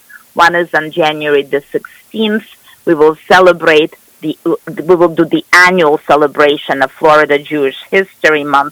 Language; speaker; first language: English; non-native, fluent; Russian